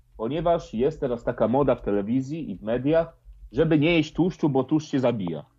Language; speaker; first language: Polish; native; Polish